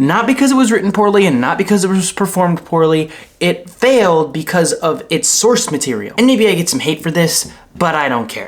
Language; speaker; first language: English; native; English